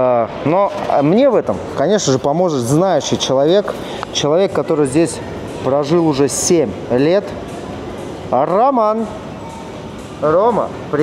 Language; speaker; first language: Russian; native; Russian